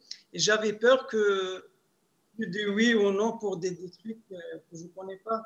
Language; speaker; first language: French; non-native, local second language; Arabic